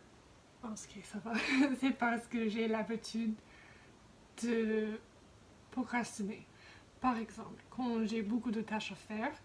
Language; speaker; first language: French; non-native, fluent; English